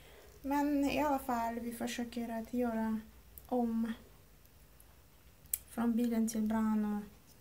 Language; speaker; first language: Swedish; non-native, learner; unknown